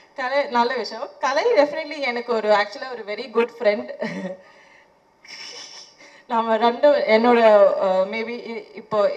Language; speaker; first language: Tamil; non-native, fluent; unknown